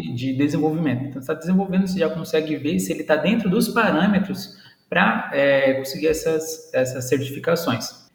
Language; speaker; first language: Portuguese; native; Portuguese